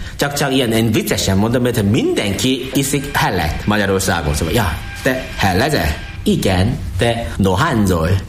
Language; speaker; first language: Hungarian; non-native, learner; Korean